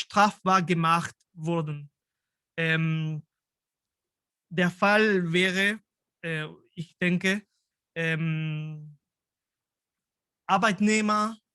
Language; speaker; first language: German; non-native, fluent; Spanish